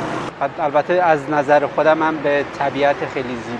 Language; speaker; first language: Persian; native; Persian